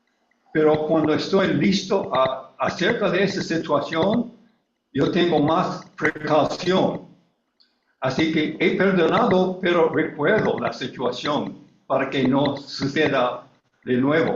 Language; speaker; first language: Spanish; non-native, learner; English